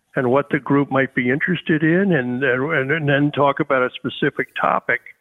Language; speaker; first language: English; native; English